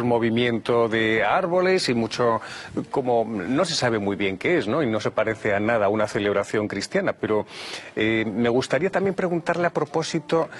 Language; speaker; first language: Spanish; native; Spanish